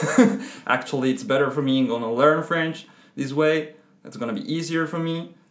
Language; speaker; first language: English; non-native, fluent; Spanish